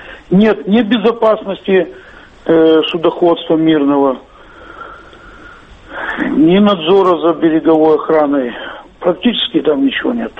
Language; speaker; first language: Russian; native; Russian